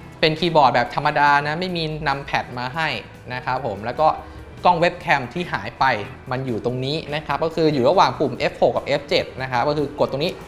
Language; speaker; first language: Thai; native; Thai